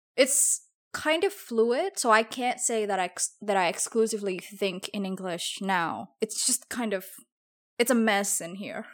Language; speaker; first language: English; non-native, fluent; Javanese